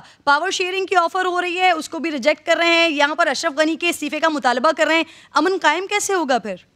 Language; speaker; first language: Urdu; native; Urdu